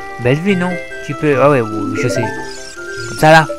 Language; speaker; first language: French; native; French